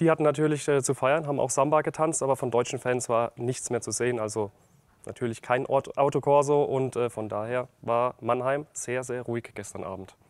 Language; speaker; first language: German; native; German